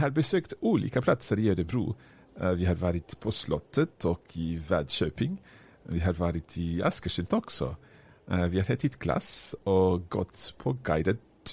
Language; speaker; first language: Swedish; non-native, learner; English